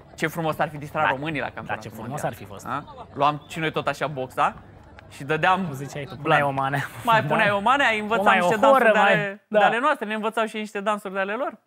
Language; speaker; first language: Romanian; native; Romanian